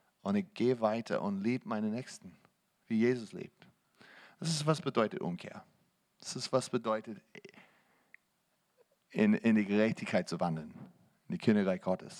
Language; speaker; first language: German; non-native, fluent; English